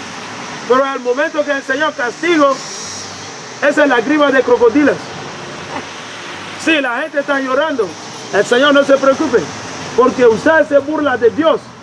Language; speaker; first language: Spanish; non-native, learner; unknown